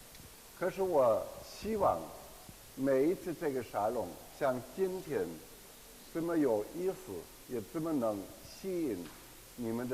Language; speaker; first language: Chinese; non-native, fluent; German